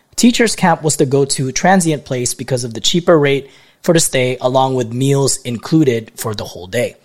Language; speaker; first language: English; non-native, local second language; Filipino